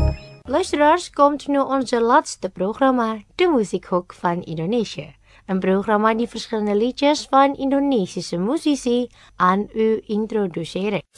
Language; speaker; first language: Dutch; non-native, learner; Indonesian